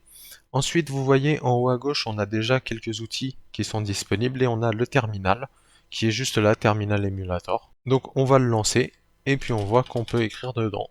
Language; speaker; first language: French; native; French